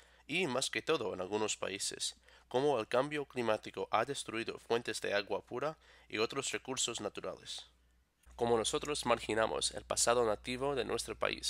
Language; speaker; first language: Spanish; non-native, fluent; English